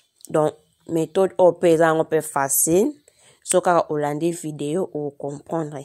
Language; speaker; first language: French; non-native, local second language; Lingala